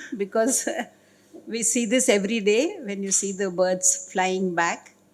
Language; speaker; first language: English; non-native, local second language; Kannada